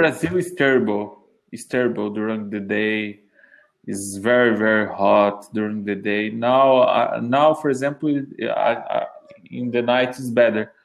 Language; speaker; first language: English; non-native, learner; Portuguese